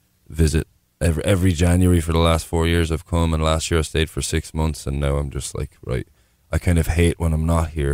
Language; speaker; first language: English; native; English